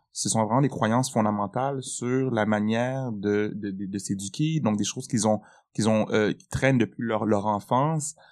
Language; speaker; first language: French; native; French